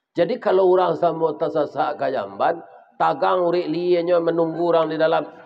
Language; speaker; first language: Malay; non-native, local second language; Minangkabau